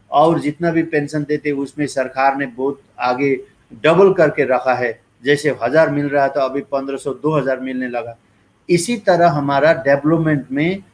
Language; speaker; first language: Hindi; non-native, local second language; Nepali